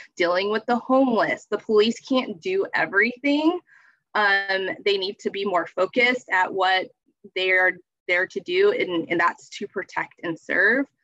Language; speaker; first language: English; native; English